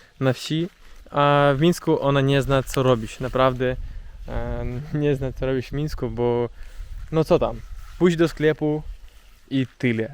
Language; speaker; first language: Polish; non-native, learner; Russian